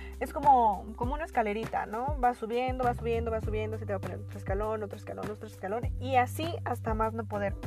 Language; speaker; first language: Spanish; native; Spanish